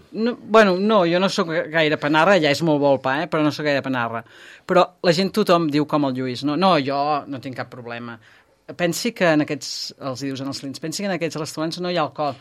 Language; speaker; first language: Catalan; native; Catalan